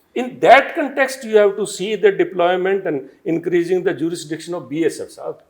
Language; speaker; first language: English; non-native, local second language; Punjabi